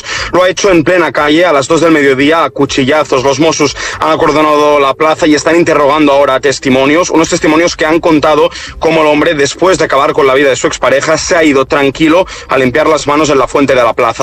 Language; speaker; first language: Spanish; native; Spanish